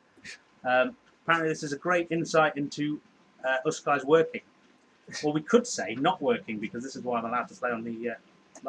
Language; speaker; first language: English; native; English